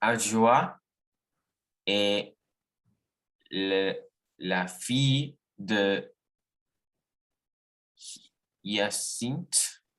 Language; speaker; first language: French; non-native, learner; Spanish